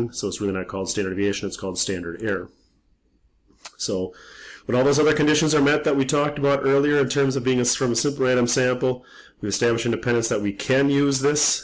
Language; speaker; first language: English; native; English